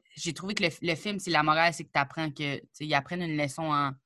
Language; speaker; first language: French; native; French